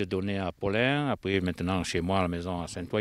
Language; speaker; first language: French; non-native, local second language; Italian